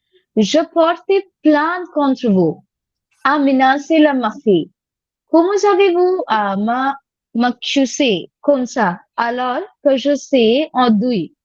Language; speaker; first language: French; non-native, learner; Hindi